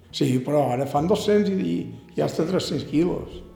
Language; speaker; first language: Catalan; native; Catalan